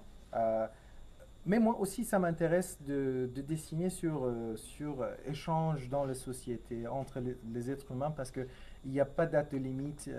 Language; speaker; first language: French; non-native, fluent; Persian